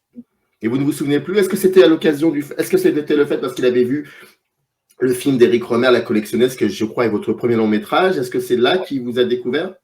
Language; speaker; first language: French; native; French